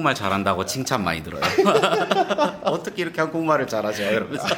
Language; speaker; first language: Korean; native; Korean